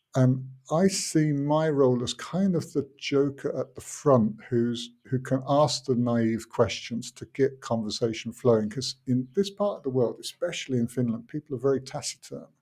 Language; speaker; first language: English; native; English